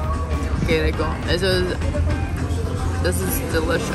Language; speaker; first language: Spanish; non-native, learner; English